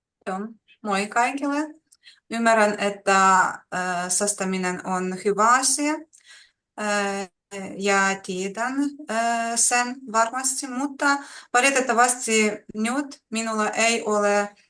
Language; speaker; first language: Finnish; non-native, learner; Russian